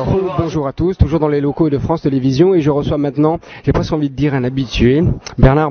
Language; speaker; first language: French; native; French